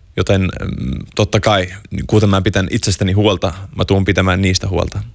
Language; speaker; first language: Finnish; non-native, fluent; Arabic